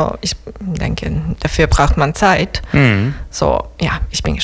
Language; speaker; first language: German; non-native, fluent; Serbian